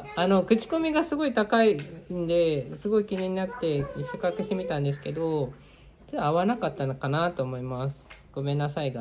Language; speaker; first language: Japanese; native; Japanese